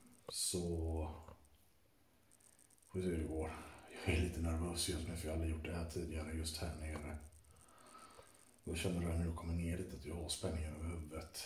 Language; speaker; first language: Swedish; native; Swedish